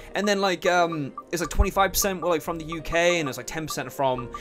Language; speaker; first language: English; native; English